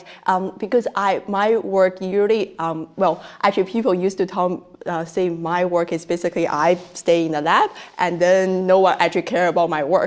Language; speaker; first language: English; non-native, fluent; Chinese